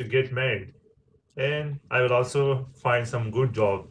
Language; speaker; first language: English; non-native, learner; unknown